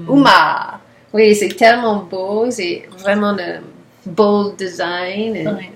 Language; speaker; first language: French; non-native, learner; English